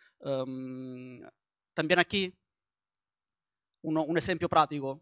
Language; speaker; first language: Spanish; non-native, learner; Italian